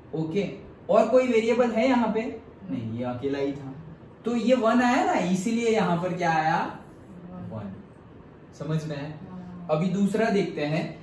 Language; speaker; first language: Hindi; non-native, local second language; Gujarati